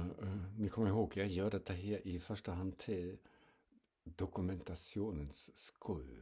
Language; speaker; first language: Swedish; non-native, fluent; German